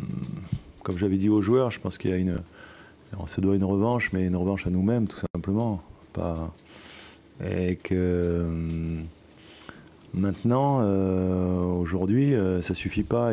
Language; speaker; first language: French; native; French